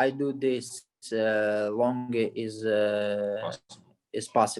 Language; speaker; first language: English; non-native, learner; Russian